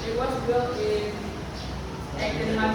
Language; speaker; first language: English; non-native, learner; Indonesian